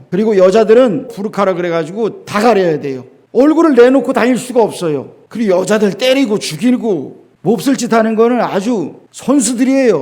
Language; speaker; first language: Korean; native; Korean